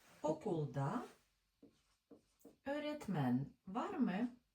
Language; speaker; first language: Turkish; non-native, learner; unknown